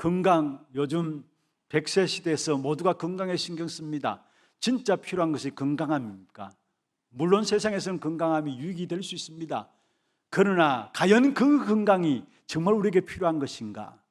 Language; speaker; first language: Korean; native; Korean